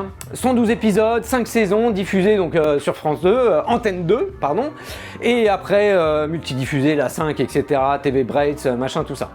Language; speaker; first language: French; native; French